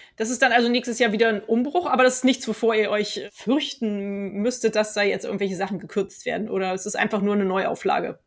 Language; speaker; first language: German; native; German